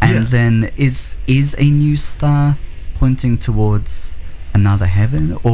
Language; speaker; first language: English; native; English